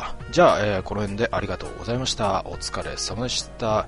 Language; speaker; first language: Japanese; native; Japanese